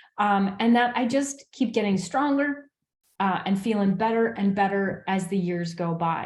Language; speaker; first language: English; native; English